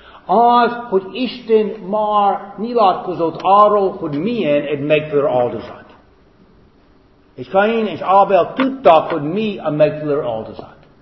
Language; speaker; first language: Hungarian; non-native, fluent; English